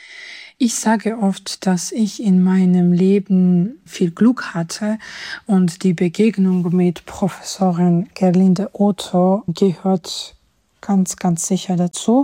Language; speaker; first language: German; non-native, fluent; Georgian